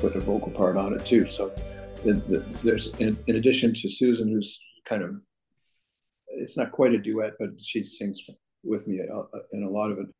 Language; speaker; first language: English; native; English